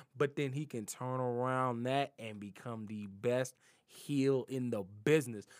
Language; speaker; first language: English; native; English